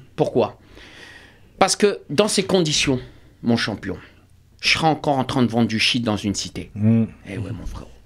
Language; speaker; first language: French; native; French